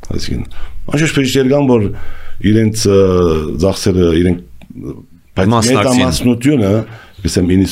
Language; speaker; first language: Armenian; early bilingual, heritage; Armenian